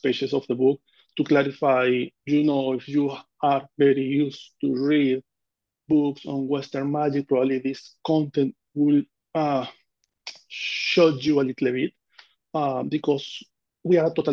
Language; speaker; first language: English; non-native, fluent; Spanish